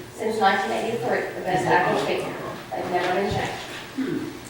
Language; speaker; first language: English; native; English